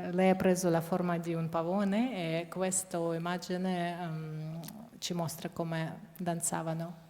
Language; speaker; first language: Italian; non-native, fluent; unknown